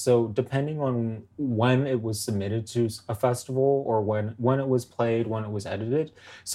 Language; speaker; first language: English; native; English